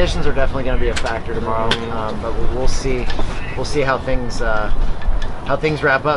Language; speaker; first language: English; native; English